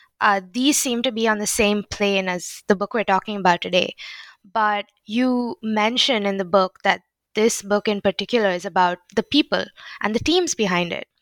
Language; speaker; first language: English; non-native, local second language; Hindi